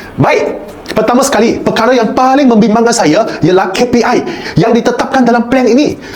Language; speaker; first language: Malay; non-native, local second language; Chinese